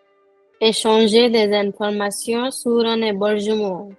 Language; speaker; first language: French; non-native, fluent; Hindi